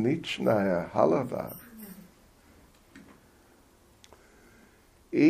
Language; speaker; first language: Russian; non-native, learner; English